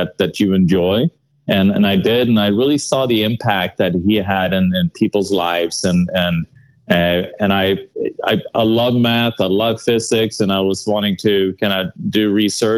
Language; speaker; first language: English; non-native, fluent; Swedish